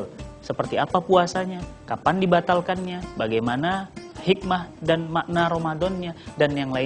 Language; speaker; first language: Indonesian; native; Indonesian